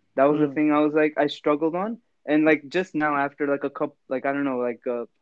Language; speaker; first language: English; native; English